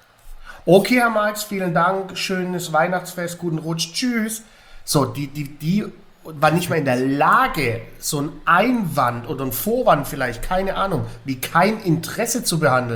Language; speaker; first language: German; native; German